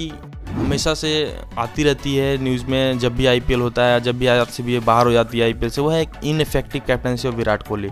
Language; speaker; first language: Hindi; native; Hindi